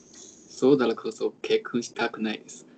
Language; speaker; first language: Japanese; non-native, learner; Chinese